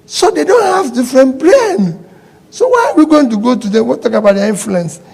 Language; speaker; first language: English; non-native, local second language; Igbo